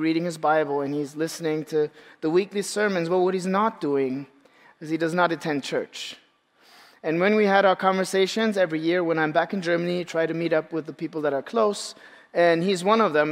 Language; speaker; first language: English; non-native, fluent; Turkish